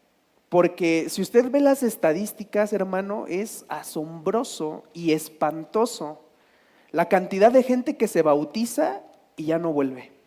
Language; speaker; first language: Spanish; native; Spanish